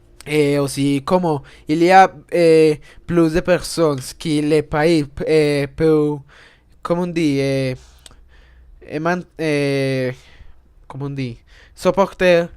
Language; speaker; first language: French; non-native, learner; Spanish